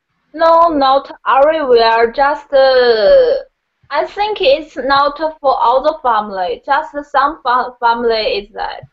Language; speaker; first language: English; non-native, learner; Chinese